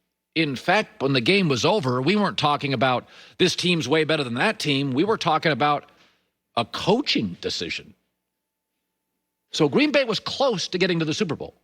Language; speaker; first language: English; native; English